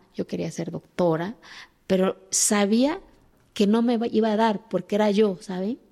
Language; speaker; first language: Spanish; early bilingual, other home language; Zapotec